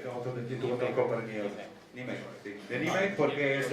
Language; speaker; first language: Spanish; non-native, learner; Italian